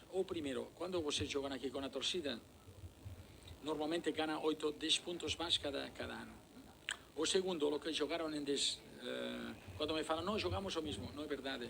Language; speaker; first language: Portuguese; non-native, learner; Spanish